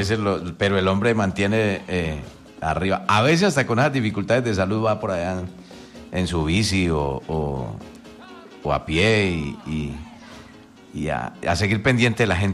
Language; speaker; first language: Spanish; native; Spanish